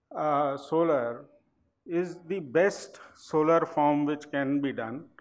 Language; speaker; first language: English; non-native, local second language; Hindi